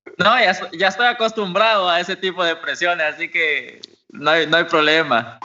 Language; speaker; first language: Spanish; native; Spanish